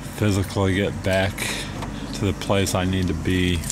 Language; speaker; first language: English; native; English